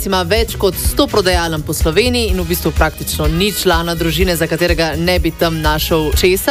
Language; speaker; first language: Slovenian; native; Slovenian